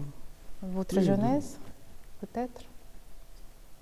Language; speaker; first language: French; non-native, fluent; Korean